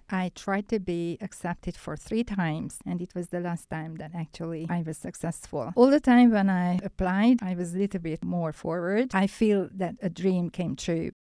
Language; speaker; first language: English; non-native, fluent; Hungarian